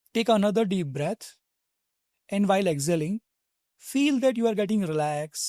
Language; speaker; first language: English; non-native, local second language; Gujarati